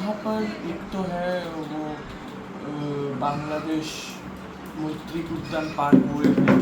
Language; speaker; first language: Hindi; non-native, local second language; Bangla